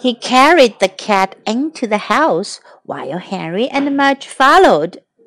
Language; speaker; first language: English; non-native, fluent; Chinese